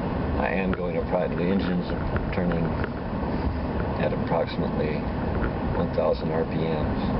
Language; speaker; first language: English; native; English